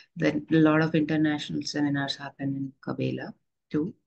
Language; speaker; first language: English; non-native, local second language; Telugu